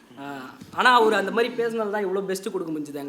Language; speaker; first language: Tamil; native; Tamil